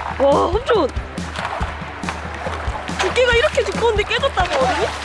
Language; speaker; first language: Korean; native; Korean